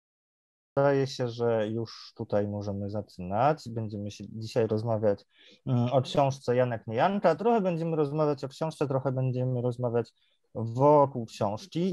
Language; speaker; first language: Polish; native; Polish